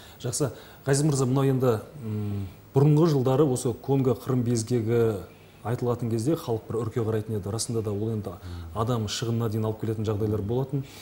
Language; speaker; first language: Kazakh; native; Kazakh